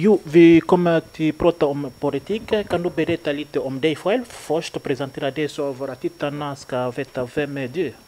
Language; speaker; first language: Swedish; non-native, learner; Lingala